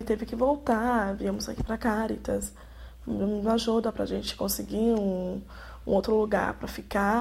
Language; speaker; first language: Portuguese; non-native, fluent; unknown